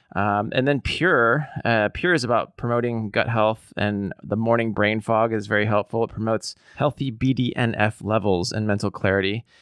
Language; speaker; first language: English; native; English